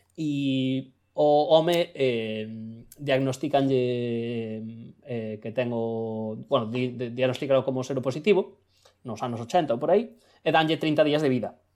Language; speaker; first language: Galician; native; Galician